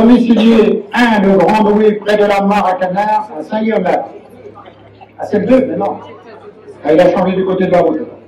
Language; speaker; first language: French; native; French